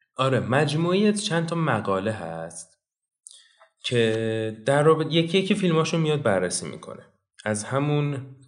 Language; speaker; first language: Persian; non-native, local second language; Azerbaijani